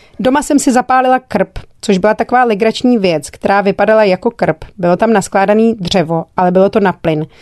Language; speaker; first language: Czech; native; Czech